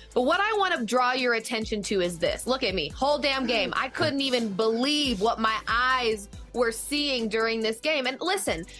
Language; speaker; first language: English; native; English